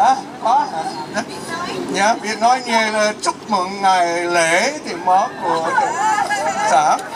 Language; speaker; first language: Vietnamese; non-native, fluent; English